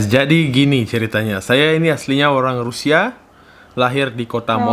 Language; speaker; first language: Indonesian; non-native, fluent; Russian